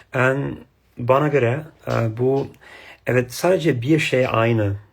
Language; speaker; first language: Turkish; non-native, learner; English